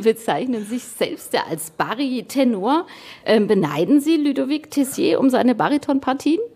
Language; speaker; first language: German; native; German